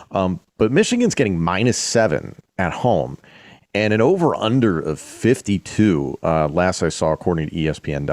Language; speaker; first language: English; native; English